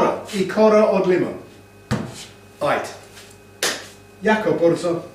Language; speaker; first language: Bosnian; non-native, learner; English